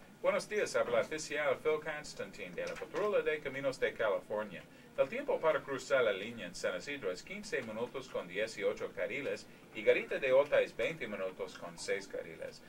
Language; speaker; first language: Spanish; non-native, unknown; English